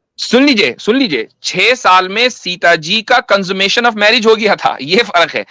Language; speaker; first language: Hindi; native; Hindi